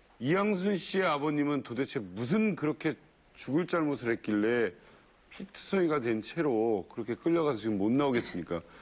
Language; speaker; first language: Korean; native; Korean